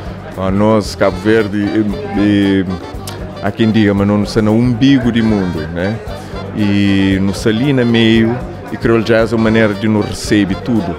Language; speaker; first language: Portuguese; non-native, local second language; Kabuverdianu